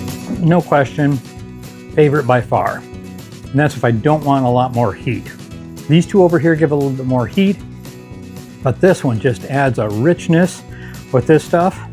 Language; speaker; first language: English; native; English